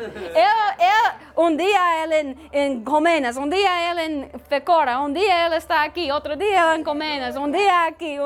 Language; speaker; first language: Spanish; non-native, learner; English